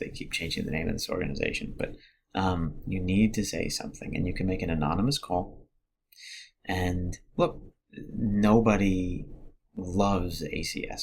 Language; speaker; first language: English; native; English